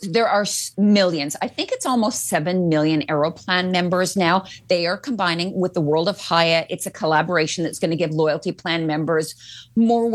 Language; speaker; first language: English; native; English